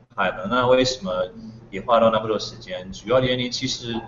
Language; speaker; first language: Chinese; non-native, fluent; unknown